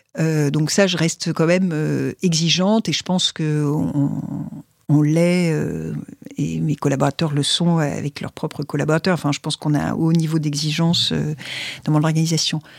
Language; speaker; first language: French; native; French